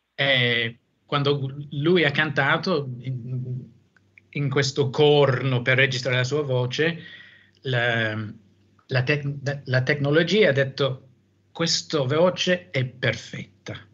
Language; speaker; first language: Italian; non-native, fluent; English